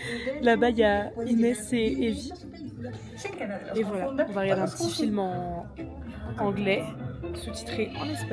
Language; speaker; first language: French; native; French